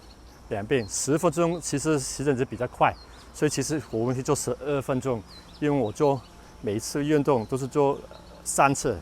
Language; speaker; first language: Chinese; non-native, local second language; Cantonese